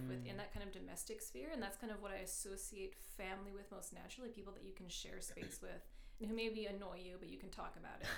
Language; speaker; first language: English; native; English